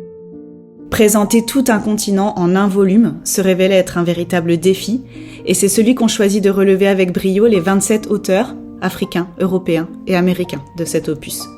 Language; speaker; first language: French; native; French